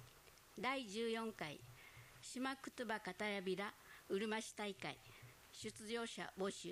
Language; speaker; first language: Japanese; native; Japanese